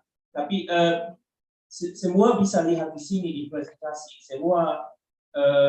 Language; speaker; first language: Indonesian; non-native, learner; German